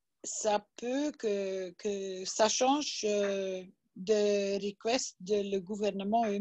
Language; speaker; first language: French; non-native, learner; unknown